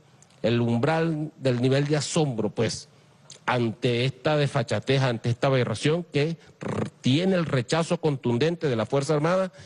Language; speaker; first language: Spanish; native; Spanish